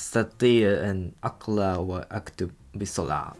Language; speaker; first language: Arabic; non-native, learner; Japanese